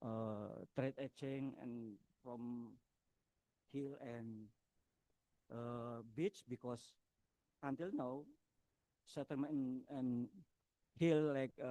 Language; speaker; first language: English; non-native, learner; Indonesian